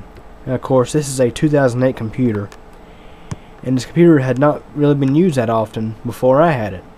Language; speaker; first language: English; native; English